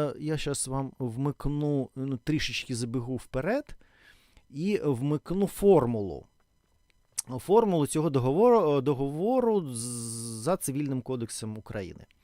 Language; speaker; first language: Ukrainian; non-native, local second language; Russian